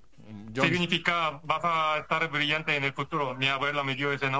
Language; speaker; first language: Spanish; non-native, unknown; Korean